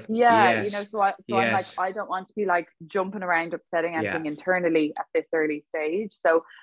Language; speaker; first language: English; native; English